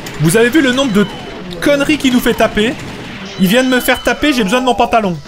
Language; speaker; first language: French; native; French